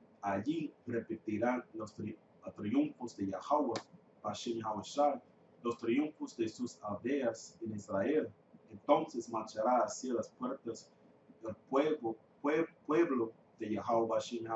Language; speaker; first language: Spanish; non-native, fluent; English